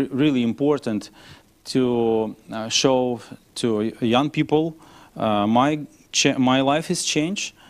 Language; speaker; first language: English; non-native, learner; Ukrainian